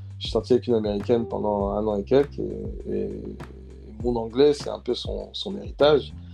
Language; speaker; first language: French; early bilingual, other home language; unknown